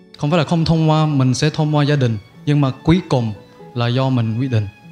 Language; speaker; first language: Vietnamese; non-native, fluent; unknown